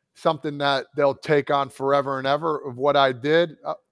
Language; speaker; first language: English; native; English